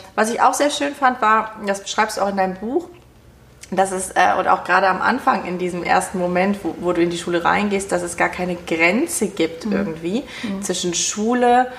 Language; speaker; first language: German; native; German